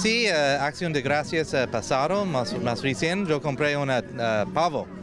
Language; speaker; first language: Spanish; non-native, learner; English